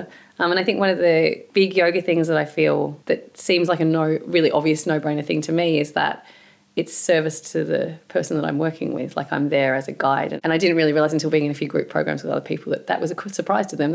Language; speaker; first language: English; native; English